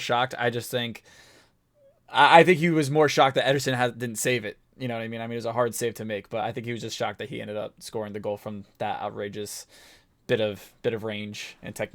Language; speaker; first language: English; native; English